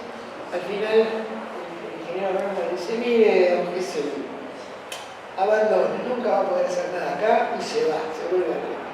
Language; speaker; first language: Spanish; native; Spanish